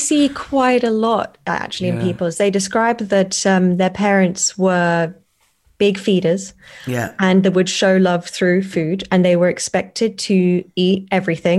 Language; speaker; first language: English; native; English